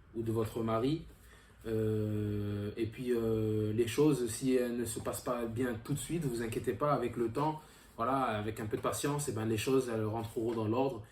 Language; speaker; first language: French; early bilingual, other home language; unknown